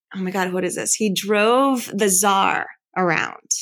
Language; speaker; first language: English; native; English